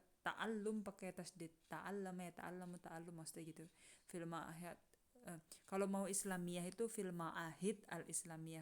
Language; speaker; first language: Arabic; non-native, fluent; Indonesian